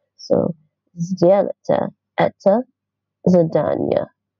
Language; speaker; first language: Russian; non-native, learner; English